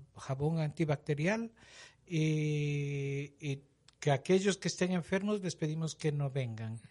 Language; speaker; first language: Spanish; native; Spanish